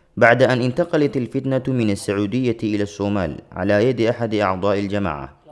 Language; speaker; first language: Arabic; non-native, local second language; Somali